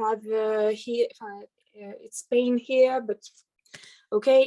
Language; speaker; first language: English; non-native, learner; French